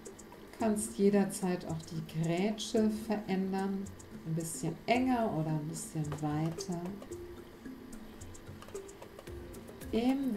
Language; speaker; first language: German; native; German